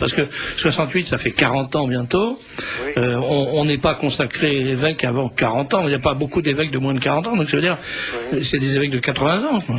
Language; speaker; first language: French; native; French